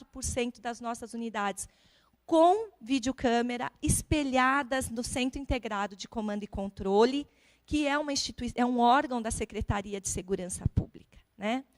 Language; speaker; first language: Portuguese; native; Portuguese